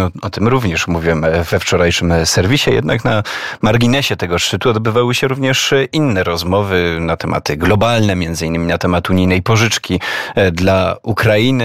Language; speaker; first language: Polish; native; Polish